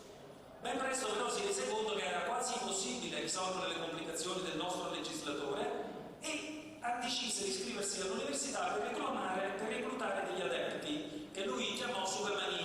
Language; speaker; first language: Italian; native; Italian